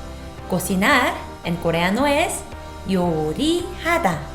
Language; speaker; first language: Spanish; non-native, fluent; Korean